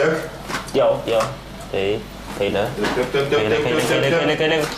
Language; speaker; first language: Chinese; non-native, fluent; Turkish